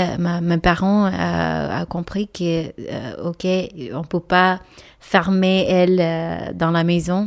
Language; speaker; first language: French; non-native, learner; Malayalam